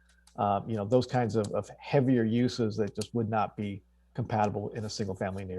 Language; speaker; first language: English; native; English